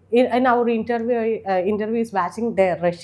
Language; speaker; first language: English; non-native, local second language; Malayalam